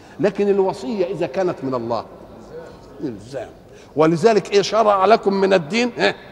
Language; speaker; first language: Arabic; native; Arabic